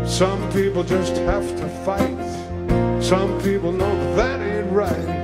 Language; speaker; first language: English; native; English